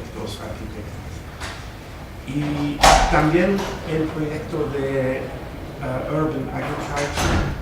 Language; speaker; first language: Spanish; non-native, fluent; German